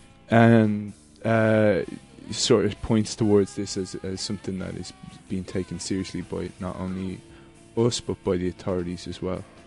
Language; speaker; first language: English; native; English